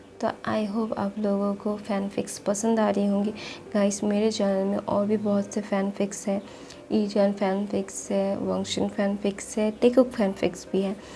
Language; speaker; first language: Hindi; non-native, local second language; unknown